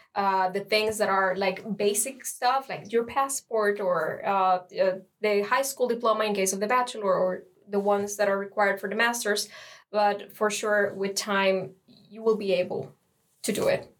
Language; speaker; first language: English; non-native, fluent; Spanish